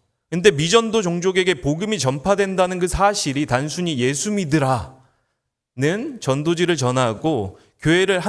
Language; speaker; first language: Korean; native; Korean